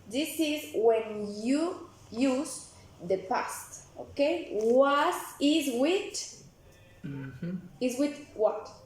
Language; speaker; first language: English; non-native, learner; Spanish